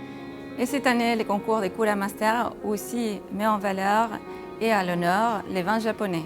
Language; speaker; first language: French; non-native, fluent; Japanese